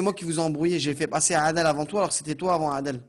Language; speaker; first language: French; native; French